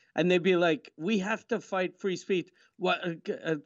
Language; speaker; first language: English; non-native, fluent; French